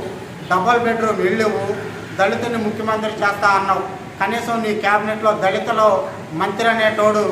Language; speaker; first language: Telugu; native; Telugu